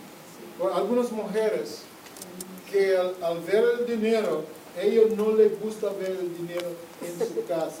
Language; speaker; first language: Spanish; non-native, fluent; English